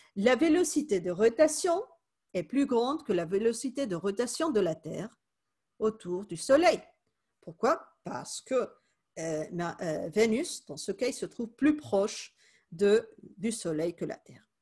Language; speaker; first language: French; non-native, fluent; Spanish